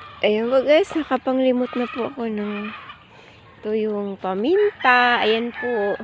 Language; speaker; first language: Filipino; non-native, local second language; Cebuano